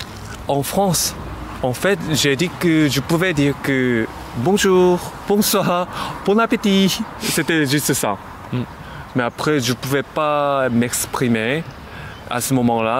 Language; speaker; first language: French; non-native, learner; Korean